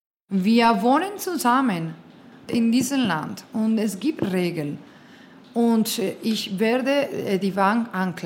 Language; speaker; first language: German; non-native, fluent; Spanish